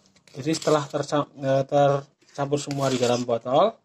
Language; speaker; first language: Indonesian; native; Indonesian